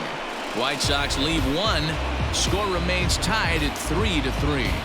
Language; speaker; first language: English; native; English